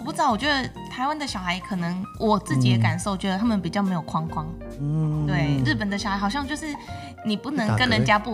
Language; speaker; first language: Chinese; native; Chinese